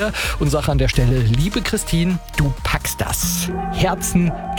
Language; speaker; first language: German; native; German